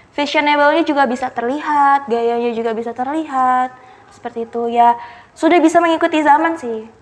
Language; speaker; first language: Indonesian; native; Indonesian